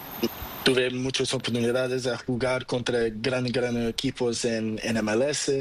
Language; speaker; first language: Spanish; non-native, learner; Portuguese